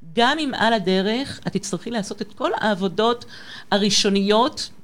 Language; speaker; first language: Hebrew; non-native, fluent; French